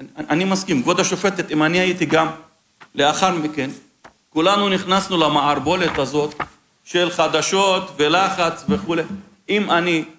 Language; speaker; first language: Hebrew; non-native, local second language; Arabic